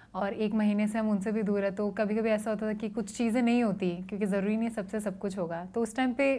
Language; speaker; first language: Hindi; native; Hindi